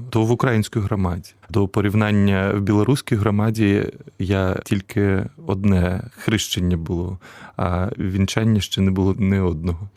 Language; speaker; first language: Ukrainian; native; Ukrainian